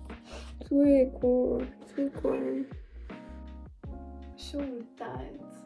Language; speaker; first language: French; non-native, learner; Russian